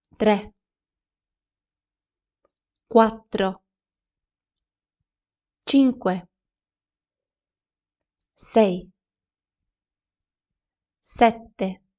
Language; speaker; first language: Italian; non-native, fluent; Ukrainian